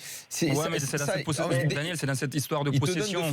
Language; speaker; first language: French; native; French